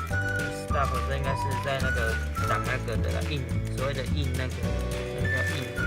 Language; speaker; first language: Chinese; native; Chinese